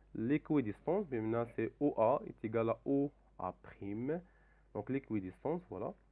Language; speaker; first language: French; non-native, local second language; Arabic